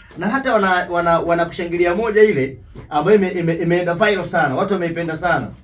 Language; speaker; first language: Swahili; native; Swahili